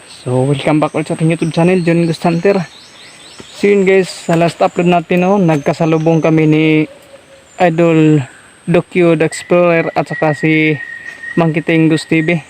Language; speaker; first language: Filipino; native; Filipino